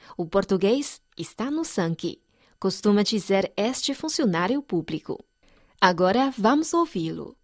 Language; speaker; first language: Portuguese; non-native, fluent; Chinese